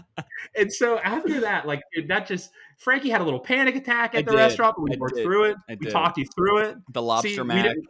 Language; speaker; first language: English; native; English